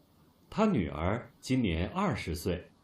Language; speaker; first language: Chinese; non-native, learner; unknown